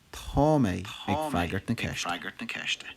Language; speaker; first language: Irish; non-native, local second language; English